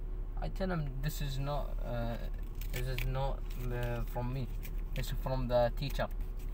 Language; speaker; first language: English; non-native, learner; Arabic